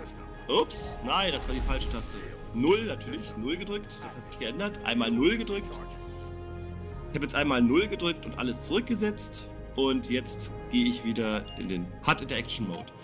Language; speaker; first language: German; native; German